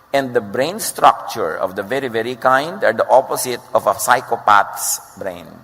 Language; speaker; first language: English; non-native, local second language; Filipino